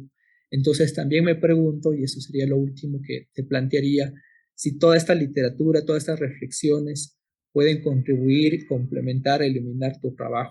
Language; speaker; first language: Spanish; native; Spanish